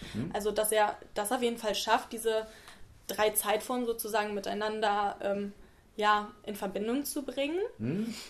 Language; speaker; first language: German; native; German